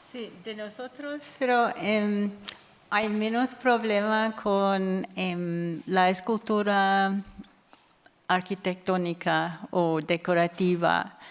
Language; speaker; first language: Spanish; non-native, fluent; English